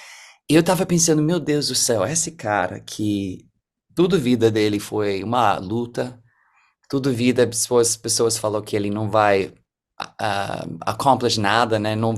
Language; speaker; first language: Portuguese; early bilingual, heritage; English